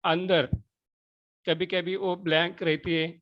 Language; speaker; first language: Hindi; non-native, local second language; Marathi